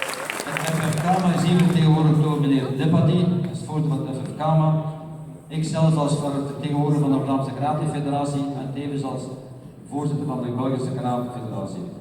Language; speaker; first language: Dutch; native; Dutch